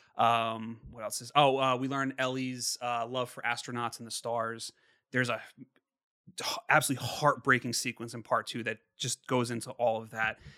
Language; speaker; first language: English; native; English